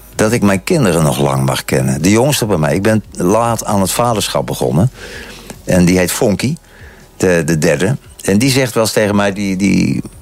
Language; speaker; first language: Dutch; native; Dutch